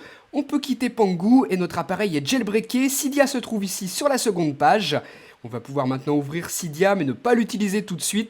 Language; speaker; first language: French; native; French